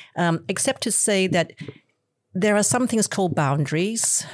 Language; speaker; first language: English; non-native, local second language; Cantonese